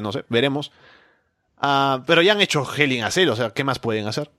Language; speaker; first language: Spanish; native; Spanish